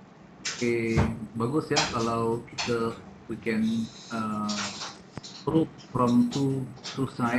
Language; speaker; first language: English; non-native, fluent; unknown